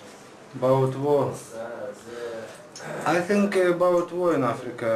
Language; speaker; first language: English; non-native, learner; Russian